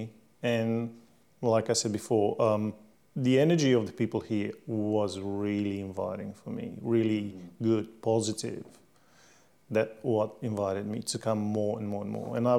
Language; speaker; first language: English; non-native, fluent; Slovenian